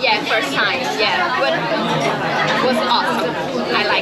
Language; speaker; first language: English; non-native, fluent; Portuguese